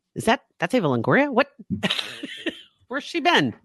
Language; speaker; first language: English; native; English